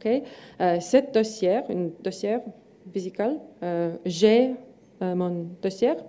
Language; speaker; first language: French; non-native, learner; Estonian